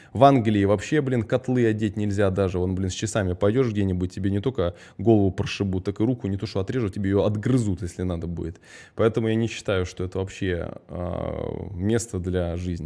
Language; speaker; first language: Russian; early bilingual, heritage; Russian